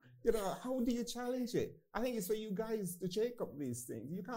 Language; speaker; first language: English; native; English